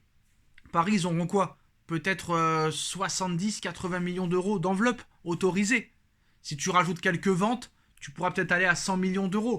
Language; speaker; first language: French; native; French